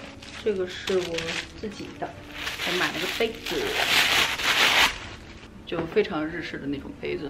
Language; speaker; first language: Chinese; native; Chinese